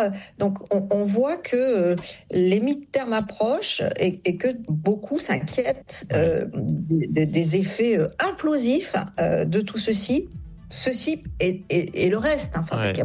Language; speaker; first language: French; native; French